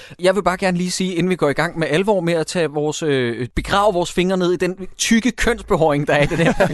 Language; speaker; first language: Danish; native; Danish